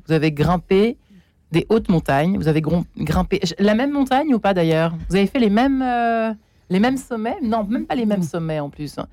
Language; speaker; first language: French; native; French